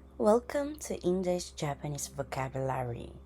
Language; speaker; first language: English; non-native, local second language; Filipino